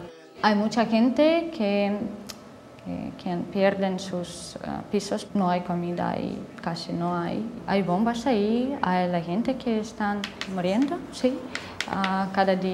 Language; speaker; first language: Spanish; non-native, learner; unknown